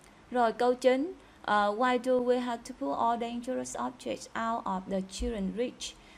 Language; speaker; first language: English; non-native, fluent; Vietnamese